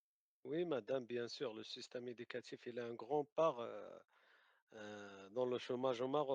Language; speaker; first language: French; non-native, learner; Arabic